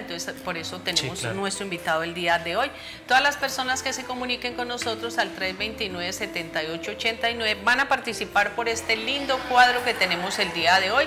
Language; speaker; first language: Spanish; native; Spanish